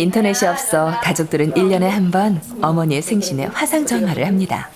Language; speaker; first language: Korean; native; Korean